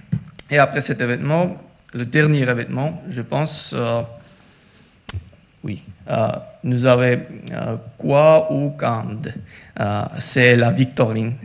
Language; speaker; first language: French; non-native, learner; Georgian